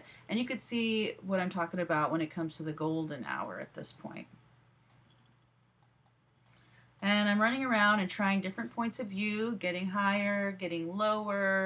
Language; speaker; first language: English; native; English